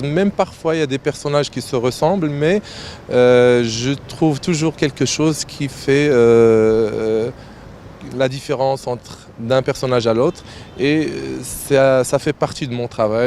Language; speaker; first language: French; non-native, local second language; Arabic